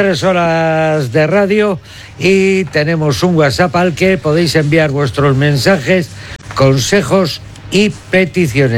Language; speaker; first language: Spanish; native; Spanish